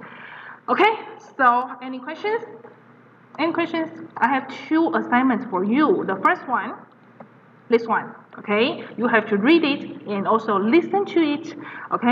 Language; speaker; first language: English; non-native, fluent; Chinese